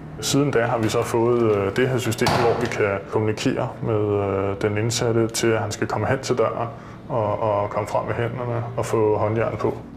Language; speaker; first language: Danish; native; Danish